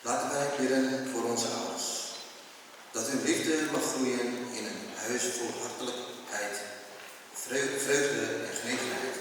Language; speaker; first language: Dutch; early bilingual, other home language; Tamil